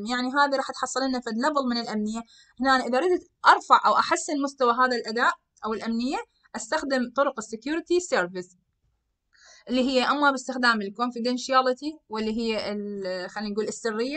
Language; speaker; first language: Arabic; native; Arabic